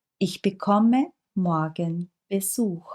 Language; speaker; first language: German; non-native, fluent; Turkish